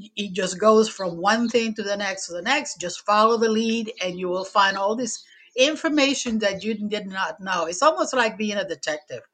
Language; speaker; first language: English; non-native, fluent; Spanish